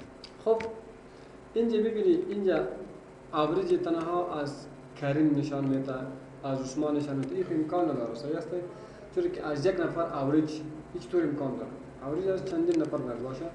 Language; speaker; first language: Persian; non-native, local second language; Pashto